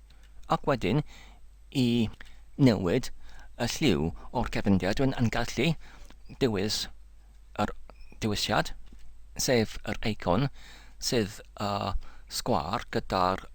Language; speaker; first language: Welsh; non-native, learner; English